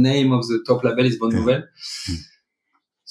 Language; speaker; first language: English; non-native, fluent; French